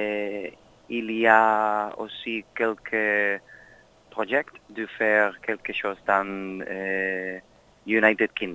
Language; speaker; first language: French; non-native, learner; Spanish